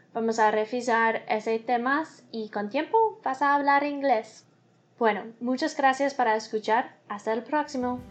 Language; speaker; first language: Spanish; non-native, learner; English